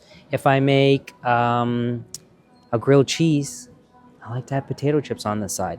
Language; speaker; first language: English; native; English